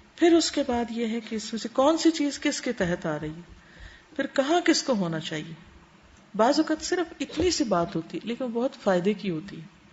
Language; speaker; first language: Urdu; native; Urdu